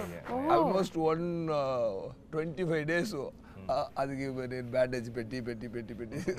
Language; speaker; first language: Telugu; non-native, learner; Tamil